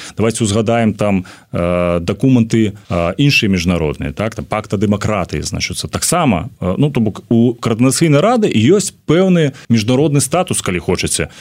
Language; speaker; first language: Belarusian; native; Belarusian